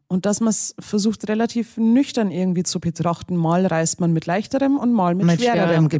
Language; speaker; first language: German; native; German